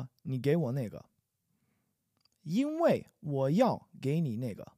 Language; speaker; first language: Chinese; non-native, fluent; English